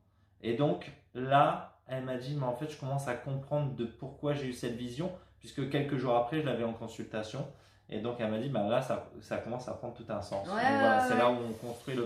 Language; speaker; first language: French; native; French